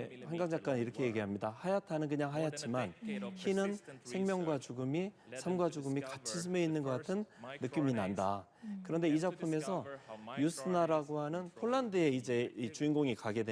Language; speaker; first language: Korean; native; Korean